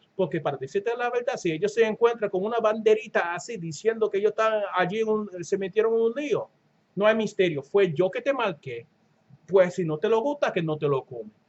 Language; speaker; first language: Spanish; early bilingual, other home language; English